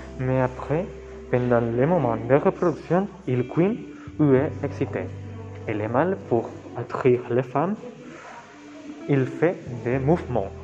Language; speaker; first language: French; non-native, learner; Spanish